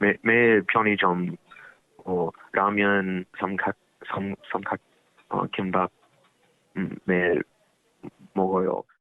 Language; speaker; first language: Korean; non-native, learner; English